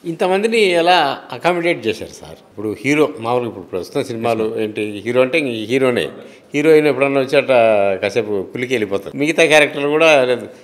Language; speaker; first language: Telugu; native; Telugu